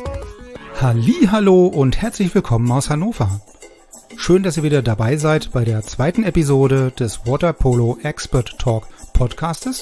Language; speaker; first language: German; native; German